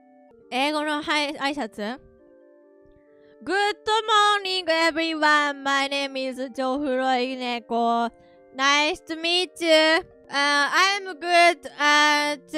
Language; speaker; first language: English; non-native, learner; Japanese